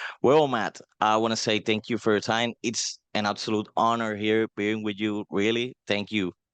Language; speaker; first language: English; non-native, fluent; Spanish